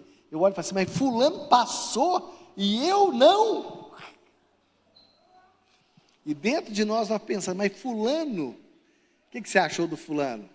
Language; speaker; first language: Portuguese; native; Portuguese